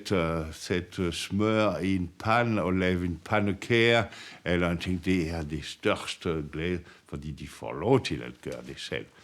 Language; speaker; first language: Danish; non-native, fluent; French